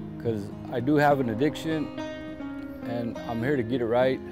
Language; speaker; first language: English; native; English